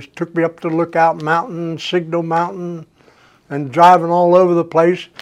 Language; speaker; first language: English; native; English